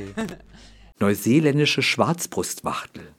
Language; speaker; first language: German; native; German